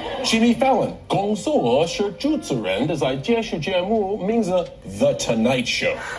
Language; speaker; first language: Chinese; non-native, learner; English